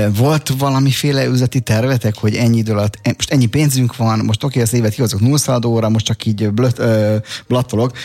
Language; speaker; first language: Hungarian; native; Hungarian